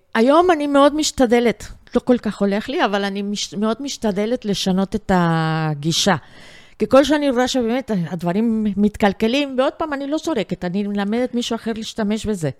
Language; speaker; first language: Hebrew; non-native, fluent; Spanish